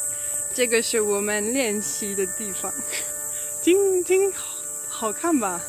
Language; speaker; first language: Chinese; non-native, learner; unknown